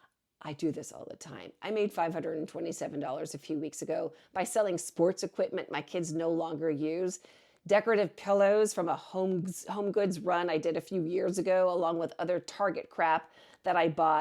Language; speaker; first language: English; native; English